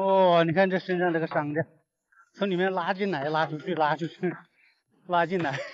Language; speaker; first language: Chinese; native; Chinese